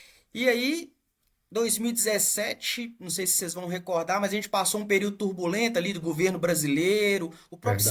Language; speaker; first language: Portuguese; native; Portuguese